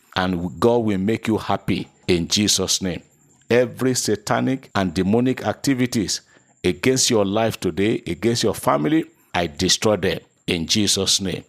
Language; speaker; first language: English; non-native, local second language; Yoruba